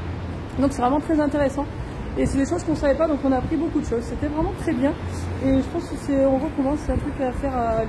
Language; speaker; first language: French; native; French